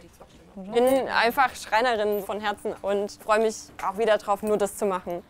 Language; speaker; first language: German; native; German